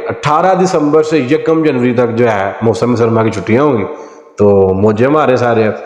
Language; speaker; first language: Urdu; non-native, local second language; Punjabi